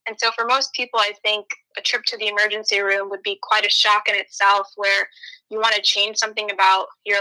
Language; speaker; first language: English; native; English